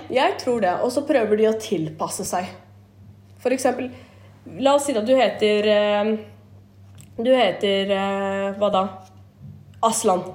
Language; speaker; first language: Norwegian; early bilingual, other home language; Kurdish